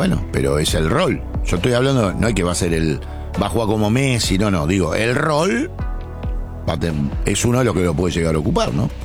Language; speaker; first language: Spanish; native; Spanish